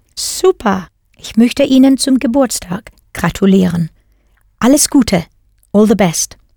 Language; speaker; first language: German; non-native, fluent; English